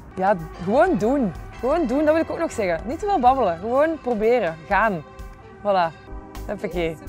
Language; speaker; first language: Dutch; native; Dutch